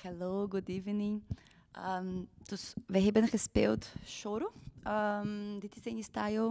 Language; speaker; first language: Dutch; non-native, fluent; Portuguese